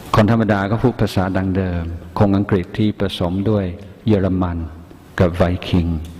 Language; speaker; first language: Thai; non-native, fluent; English